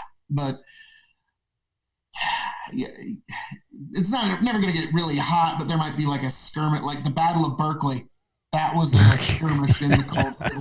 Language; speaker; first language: English; native; English